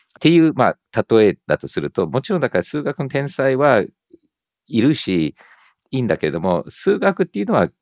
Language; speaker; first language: Japanese; early bilingual, heritage; Japanese